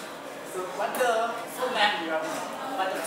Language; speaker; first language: English; non-native, learner; Indonesian